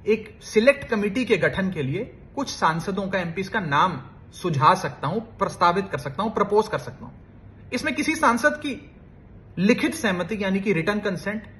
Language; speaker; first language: Hindi; native; Hindi